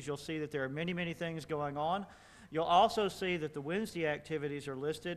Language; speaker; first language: English; native; English